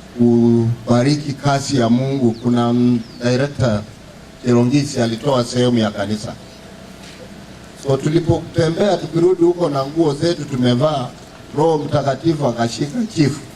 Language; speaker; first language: Swahili; non-native, local second language; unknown